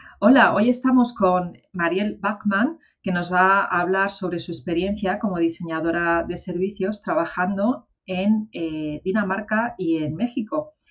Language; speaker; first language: Spanish; native; Spanish